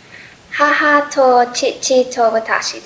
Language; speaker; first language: Japanese; non-native, learner; English